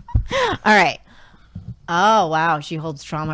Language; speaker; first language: English; native; English